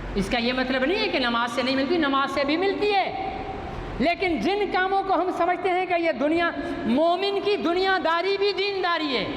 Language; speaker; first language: Urdu; non-native, local second language; Sindhi